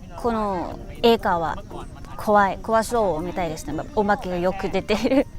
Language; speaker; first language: Japanese; non-native, fluent; Thai